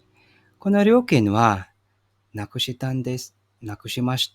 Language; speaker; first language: Japanese; non-native, fluent; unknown